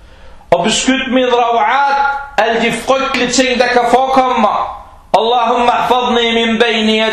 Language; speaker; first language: Danish; non-native, local second language; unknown